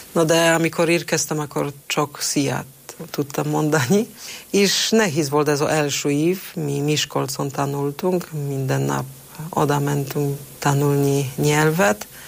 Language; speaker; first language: Hungarian; non-native, fluent; Polish